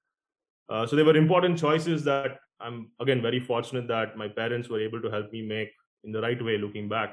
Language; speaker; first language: English; non-native, local second language; Konkani